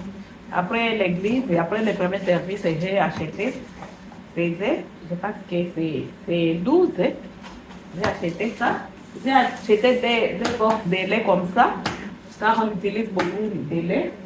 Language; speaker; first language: French; non-native, local second language; Swahili